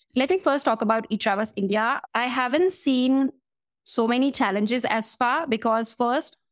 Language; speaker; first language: English; non-native, local second language; Hindi